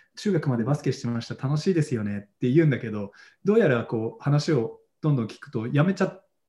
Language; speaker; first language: Japanese; native; Japanese